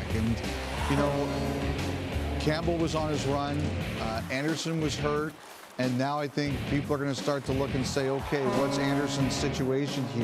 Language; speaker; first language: English; native; English